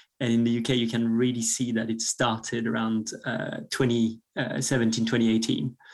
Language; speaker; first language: English; non-native, fluent; French